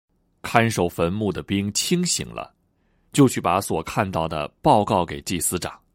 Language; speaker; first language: Chinese; native; Chinese